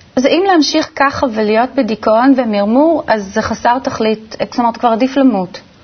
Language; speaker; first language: Hebrew; native; Hebrew